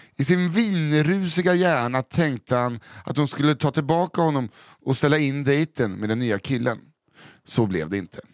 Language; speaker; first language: Swedish; native; Swedish